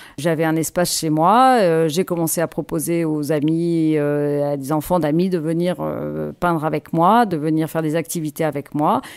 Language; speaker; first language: French; native; French